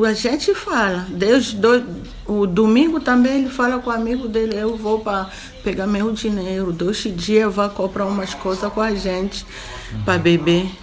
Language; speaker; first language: Portuguese; non-native, learner; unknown